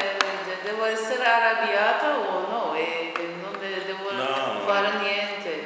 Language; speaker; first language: Italian; non-native, learner; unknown